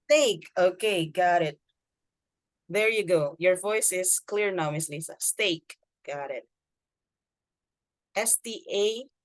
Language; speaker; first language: English; non-native, fluent; Indonesian